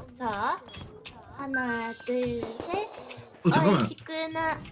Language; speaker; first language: Korean; non-native, fluent; English